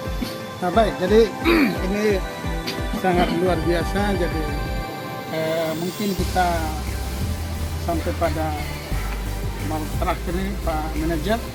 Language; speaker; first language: Indonesian; native; Indonesian